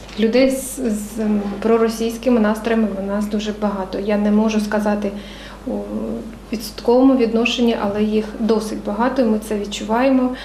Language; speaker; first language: Ukrainian; non-native, local second language; Russian